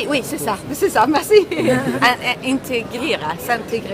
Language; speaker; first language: French; non-native, learner; Swedish